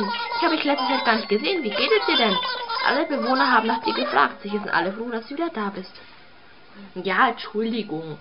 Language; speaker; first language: German; native; German